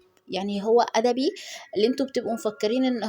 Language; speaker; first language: Arabic; native; Arabic